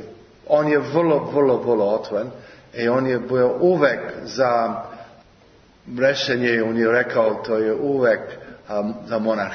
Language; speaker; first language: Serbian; non-native, learner; English